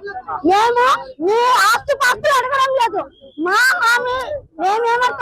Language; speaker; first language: Telugu; native; Telugu